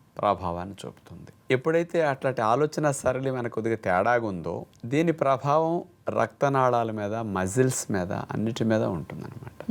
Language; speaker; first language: Telugu; native; Telugu